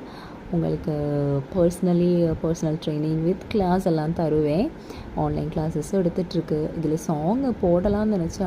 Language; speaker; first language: Tamil; non-native, learner; Malayalam